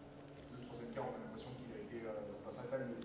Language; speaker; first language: French; native; French